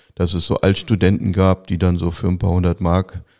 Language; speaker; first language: German; native; German